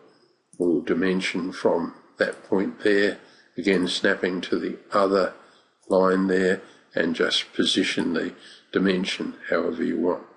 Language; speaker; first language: English; native; English